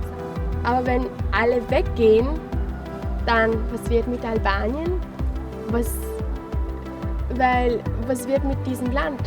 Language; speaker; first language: German; non-native, fluent; Albanian